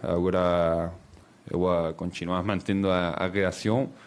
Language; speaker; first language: Portuguese; non-native, fluent; Spanish